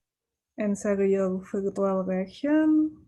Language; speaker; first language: English; non-native, fluent; Indonesian